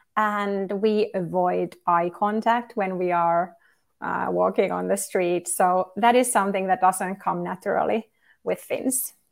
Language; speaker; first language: English; non-native, fluent; Finnish